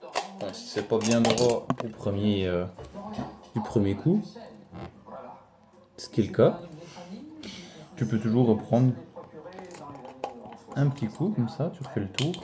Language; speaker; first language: French; native; French